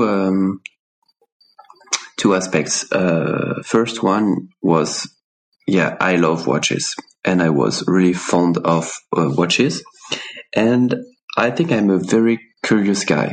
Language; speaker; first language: English; non-native, fluent; French